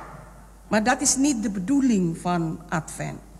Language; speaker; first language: Dutch; non-native, fluent; Indonesian